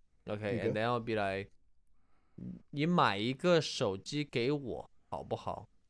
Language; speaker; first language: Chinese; non-native, learner; English